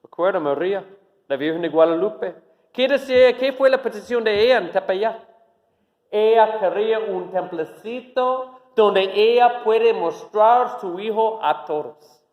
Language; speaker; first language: Spanish; non-native, fluent; English